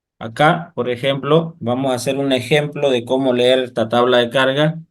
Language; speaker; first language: Spanish; native; Spanish